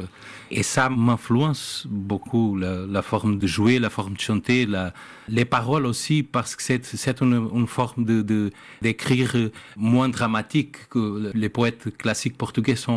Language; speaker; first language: French; non-native, fluent; Portuguese